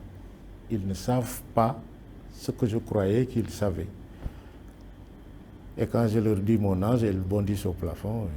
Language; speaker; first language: French; non-native, local second language; Wolof